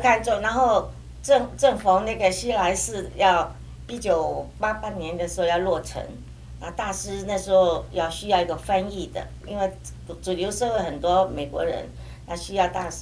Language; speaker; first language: Chinese; native; Chinese